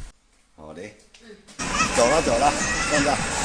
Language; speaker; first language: Chinese; non-native, local second language; Cantonese